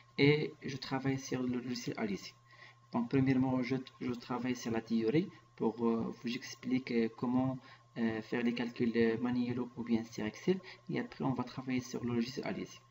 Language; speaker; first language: French; non-native, local second language; Arabic